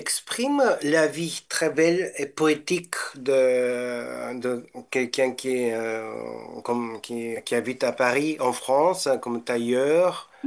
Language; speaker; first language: French; non-native, fluent; Japanese